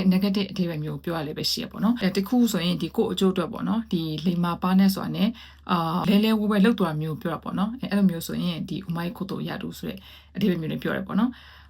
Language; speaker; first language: Burmese; native; Burmese